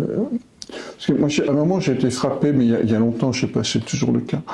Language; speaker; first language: French; native; French